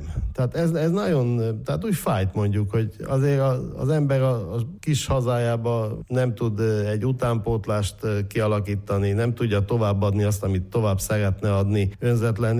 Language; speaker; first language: Hungarian; native; Hungarian